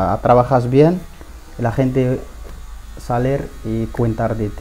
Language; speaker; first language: Spanish; non-native, learner; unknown